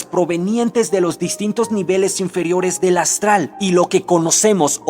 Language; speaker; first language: Spanish; native; Spanish